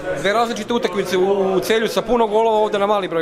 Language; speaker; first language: Serbian; native; Serbian